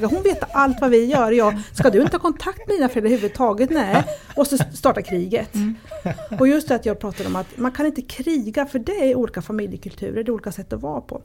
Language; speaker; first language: Swedish; early bilingual, other home language; Italian